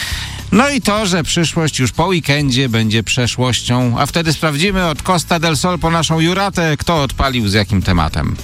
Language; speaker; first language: Polish; native; Polish